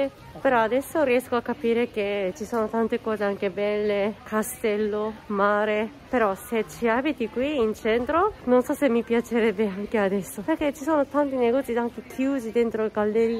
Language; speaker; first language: Italian; non-native, fluent; Japanese